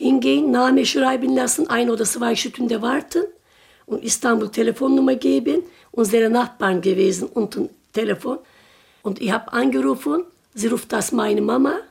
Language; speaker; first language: German; non-native, learner; Turkish